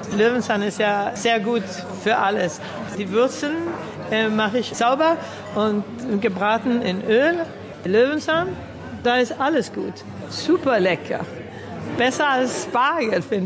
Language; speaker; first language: German; early bilingual, heritage; German